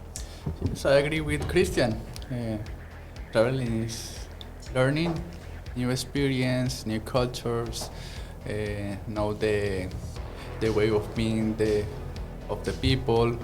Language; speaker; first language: English; non-native, learner; Spanish